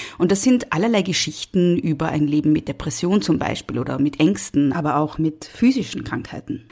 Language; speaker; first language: German; native; German